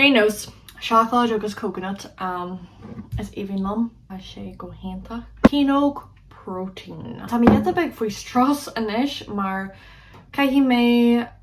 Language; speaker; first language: Irish; non-native, local second language; English